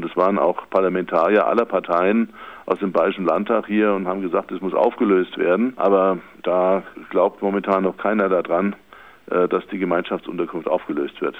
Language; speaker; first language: German; native; German